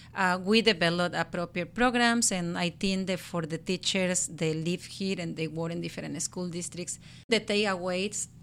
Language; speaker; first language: English; non-native, learner; Spanish